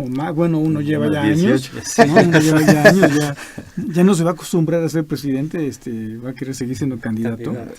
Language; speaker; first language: Spanish; native; Spanish